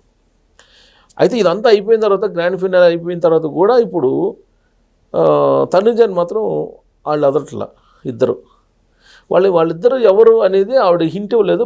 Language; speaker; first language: Telugu; native; Telugu